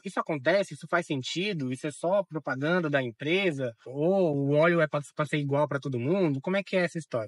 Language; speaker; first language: Portuguese; native; Portuguese